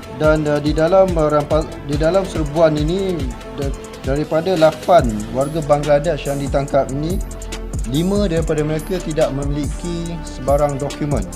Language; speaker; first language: Malay; native; Malay